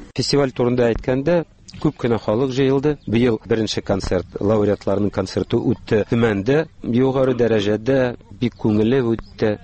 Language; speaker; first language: Tatar; early bilingual, heritage; Tatar